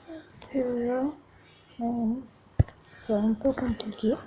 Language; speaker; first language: French; native; French